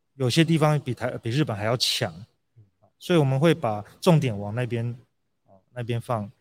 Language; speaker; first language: Chinese; early bilingual, heritage; Portuguese